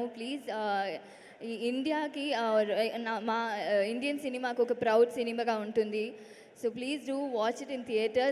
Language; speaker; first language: Telugu; non-native, learner; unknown